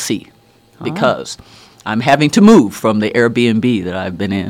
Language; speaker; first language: English; native; English